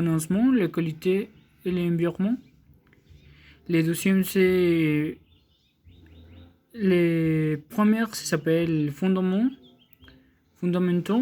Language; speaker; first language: French; non-native, learner; Spanish